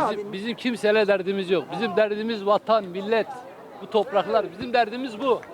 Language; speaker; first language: Turkish; native; Turkish